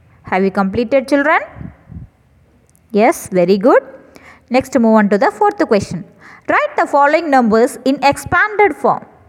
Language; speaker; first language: English; non-native, local second language; Tamil